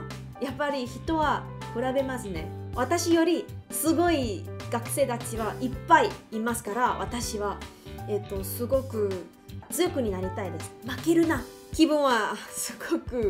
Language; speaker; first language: Japanese; non-native, learner; Chinese